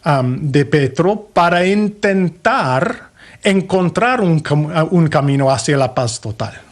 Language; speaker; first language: Spanish; non-native, fluent; English